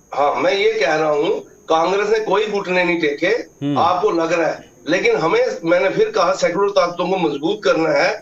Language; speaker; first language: Hindi; native; Hindi